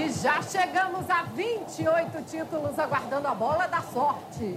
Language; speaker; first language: Portuguese; native; Portuguese